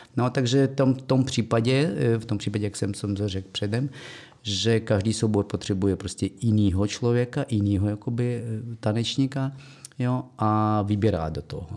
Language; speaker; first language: Czech; non-native, fluent; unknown